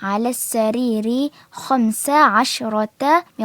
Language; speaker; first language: Arabic; non-native, learner; Malay